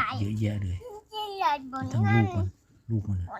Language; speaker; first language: Thai; native; Thai